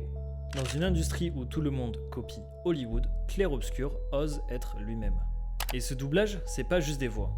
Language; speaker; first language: French; native; French